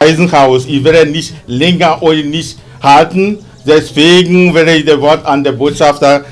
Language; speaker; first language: German; non-native, fluent; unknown